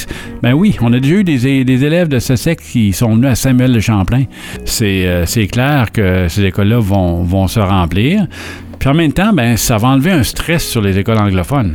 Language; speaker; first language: French; native; French